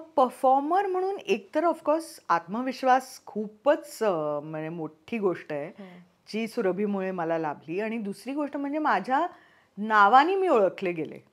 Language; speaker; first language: Marathi; native; Marathi